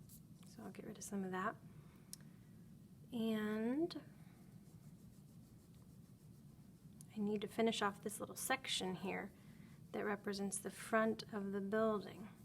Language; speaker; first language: English; native; English